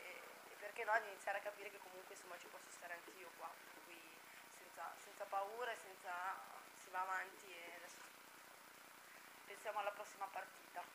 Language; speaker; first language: Italian; native; Italian